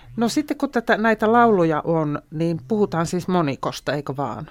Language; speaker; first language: Finnish; native; Finnish